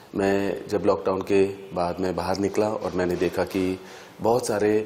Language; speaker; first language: Hindi; native; Hindi